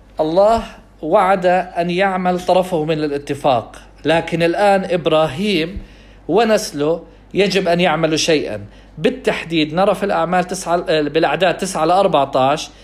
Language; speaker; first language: Arabic; non-native, fluent; English